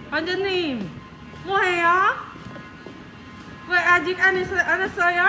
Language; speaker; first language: Korean; non-native, learner; Filipino